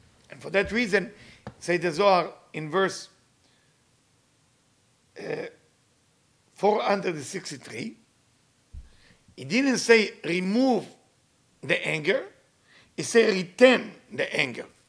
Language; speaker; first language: English; non-native, fluent; Hebrew